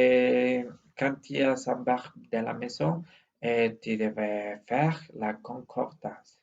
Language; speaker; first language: French; non-native, learner; Spanish